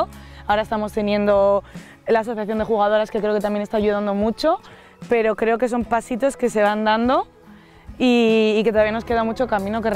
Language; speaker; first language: Spanish; native; Spanish